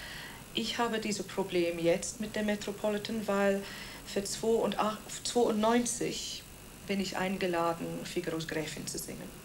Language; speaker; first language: German; non-native, fluent; Welsh